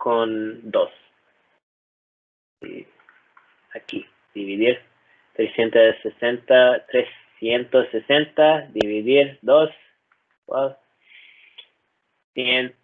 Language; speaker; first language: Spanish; non-native, learner; English